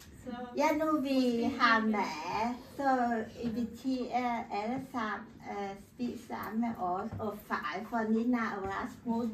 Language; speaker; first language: Danish; non-native, learner; Vietnamese